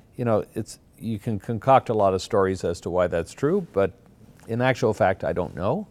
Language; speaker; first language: English; native; English